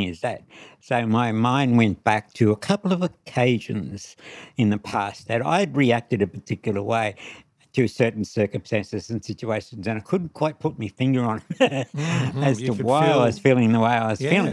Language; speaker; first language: English; native; English